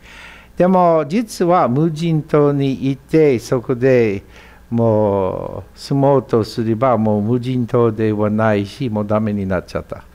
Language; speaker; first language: Japanese; non-native, fluent; English